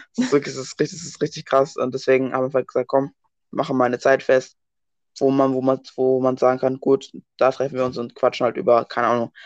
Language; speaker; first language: German; early bilingual, other home language; English